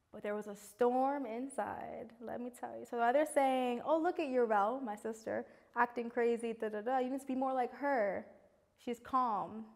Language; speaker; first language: English; native; English